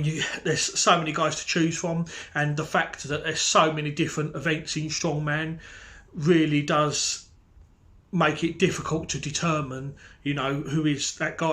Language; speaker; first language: English; native; English